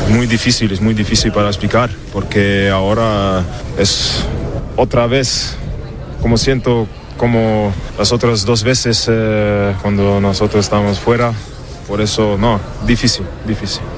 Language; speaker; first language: Spanish; non-native, learner; German